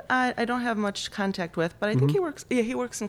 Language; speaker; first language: English; early bilingual, other home language; Polish